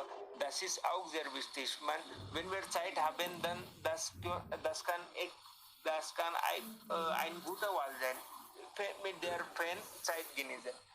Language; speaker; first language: German; non-native, learner; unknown